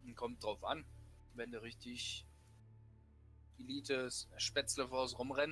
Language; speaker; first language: German; native; German